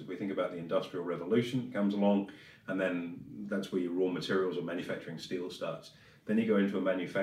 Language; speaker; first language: English; native; English